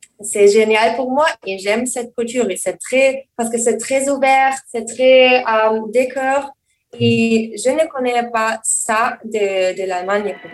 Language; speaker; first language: French; non-native, learner; German